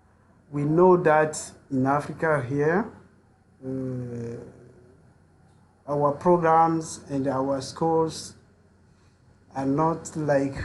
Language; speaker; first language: English; non-native, learner; French